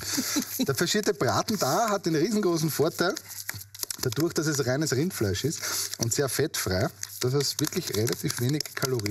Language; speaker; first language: German; native; German